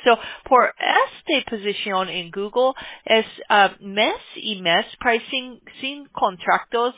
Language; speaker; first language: Spanish; non-native, learner; English